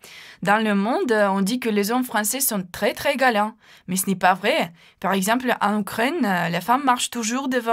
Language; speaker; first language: French; non-native, fluent; Ukrainian